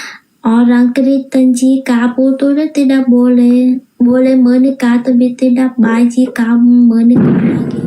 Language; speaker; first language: Indonesian; non-native, learner; Vietnamese